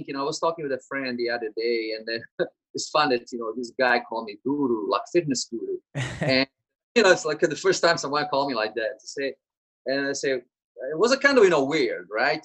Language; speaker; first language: English; non-native, fluent; Italian